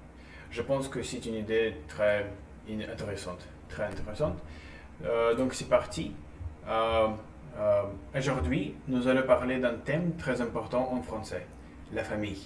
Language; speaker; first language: French; non-native, learner; Russian